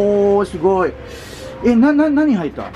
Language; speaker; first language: Japanese; non-native, learner; Filipino